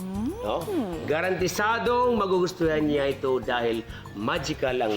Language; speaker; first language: Filipino; native; Filipino